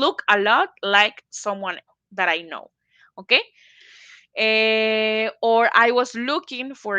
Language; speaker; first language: English; non-native, fluent; Spanish